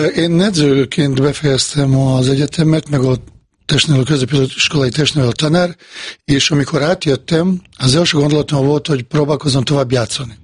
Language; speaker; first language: Hungarian; non-native, fluent; Bosnian